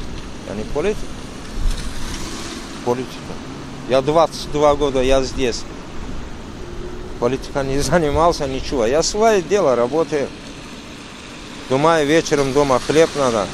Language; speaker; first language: Russian; non-native, learner; Turkish